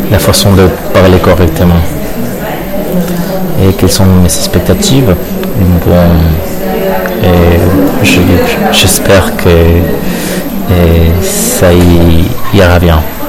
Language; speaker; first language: French; non-native, learner; Spanish